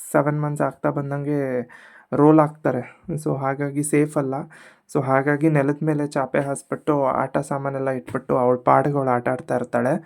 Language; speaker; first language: Kannada; non-native, local second language; Konkani